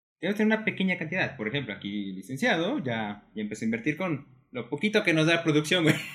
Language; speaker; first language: Spanish; native; Spanish